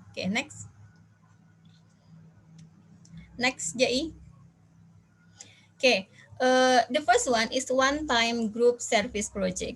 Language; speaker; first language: English; non-native, fluent; Indonesian